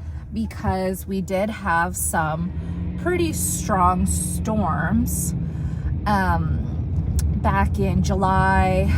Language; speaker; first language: English; native; English